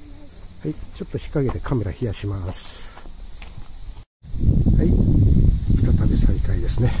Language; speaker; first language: Japanese; native; Japanese